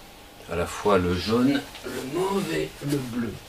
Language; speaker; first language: French; native; French